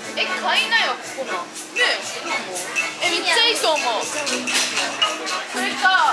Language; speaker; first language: Japanese; native; Japanese